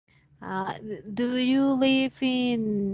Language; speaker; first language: English; non-native, learner; Spanish